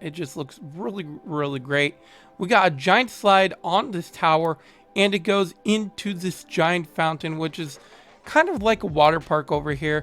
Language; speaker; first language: English; native; English